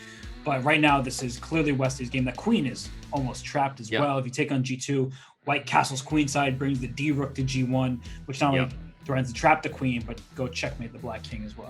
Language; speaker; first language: English; native; English